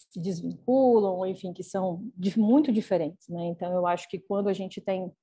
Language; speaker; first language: Portuguese; native; Portuguese